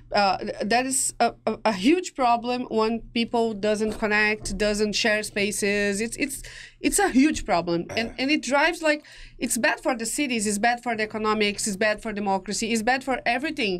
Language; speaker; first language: English; non-native, fluent; Portuguese